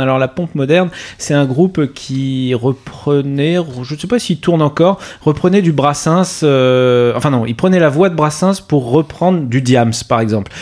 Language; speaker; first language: French; native; French